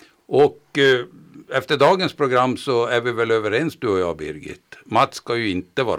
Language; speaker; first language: Swedish; native; Swedish